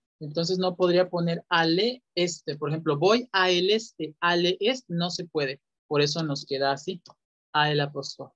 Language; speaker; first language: Spanish; native; Spanish